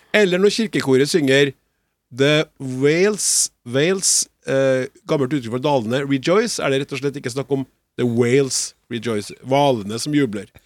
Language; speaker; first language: Norwegian; native; Norwegian